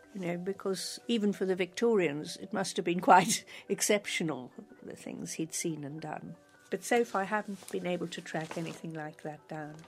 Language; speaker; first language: English; native; English